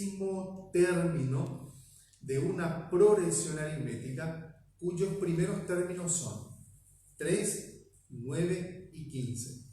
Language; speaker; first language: Spanish; native; Spanish